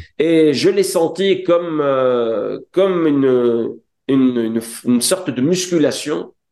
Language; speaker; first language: French; non-native, local second language; Arabic